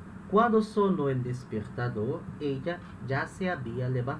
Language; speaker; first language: Spanish; non-native, fluent; Portuguese